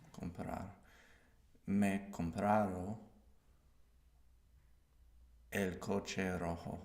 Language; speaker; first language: Spanish; non-native, learner; English